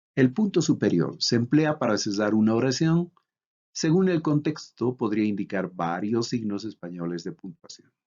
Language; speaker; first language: Spanish; native; Spanish